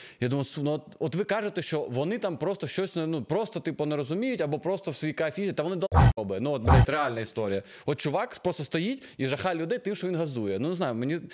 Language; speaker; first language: Ukrainian; non-native, local second language; Russian